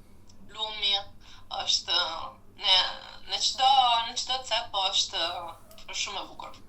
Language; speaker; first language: Albanian; non-native, fluent; Italian